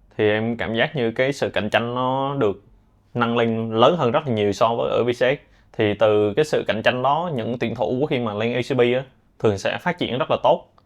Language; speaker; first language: Vietnamese; native; Vietnamese